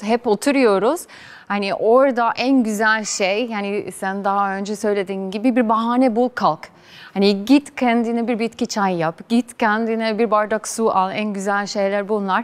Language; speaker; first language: Turkish; non-native, fluent; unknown